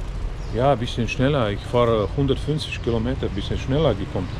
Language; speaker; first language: German; non-native, learner; Latvian